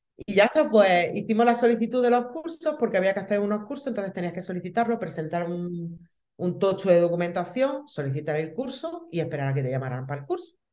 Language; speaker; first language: Spanish; native; Spanish